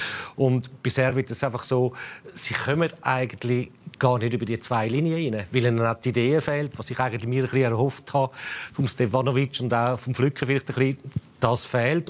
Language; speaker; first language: German; native; German